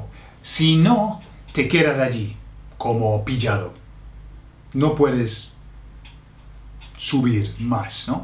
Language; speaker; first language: Spanish; non-native, fluent; English